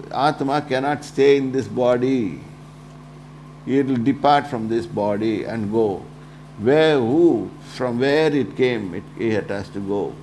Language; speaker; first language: English; non-native, local second language; Tamil